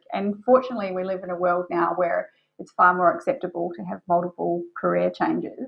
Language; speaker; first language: English; native; English